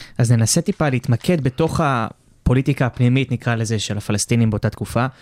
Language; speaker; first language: Hebrew; native; Hebrew